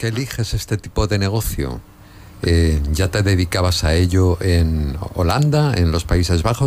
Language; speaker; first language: Spanish; native; Spanish